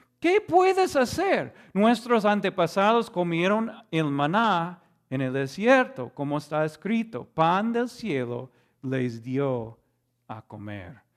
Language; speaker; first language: Spanish; non-native, fluent; English